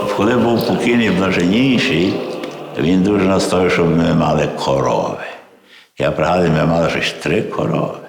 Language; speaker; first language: Ukrainian; early bilingual, heritage; Ukrainian